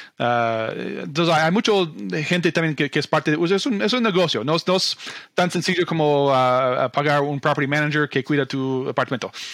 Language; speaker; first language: Spanish; non-native, fluent; English